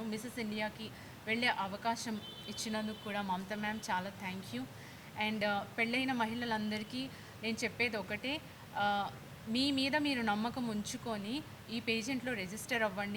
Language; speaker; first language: Telugu; native; Telugu